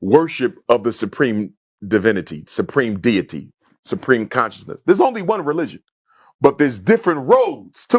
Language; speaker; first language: English; native; English